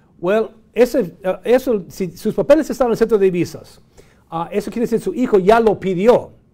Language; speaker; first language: Spanish; non-native, fluent; English